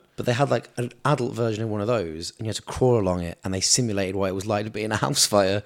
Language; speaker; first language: English; native; English